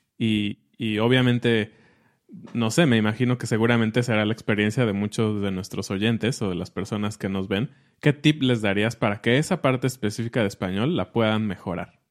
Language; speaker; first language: Spanish; native; Spanish